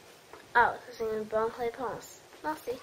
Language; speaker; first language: French; non-native, learner; English